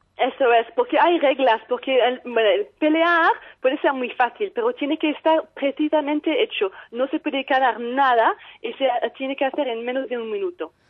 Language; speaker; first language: Spanish; non-native, fluent; French